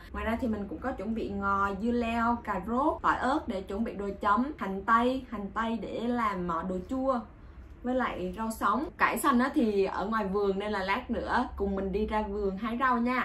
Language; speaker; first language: Vietnamese; native; Vietnamese